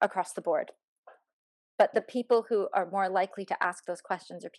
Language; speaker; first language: English; native; English